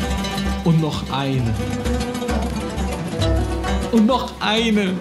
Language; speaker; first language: German; non-native, fluent; Arabic